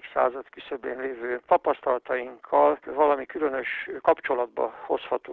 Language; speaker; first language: Hungarian; native; Hungarian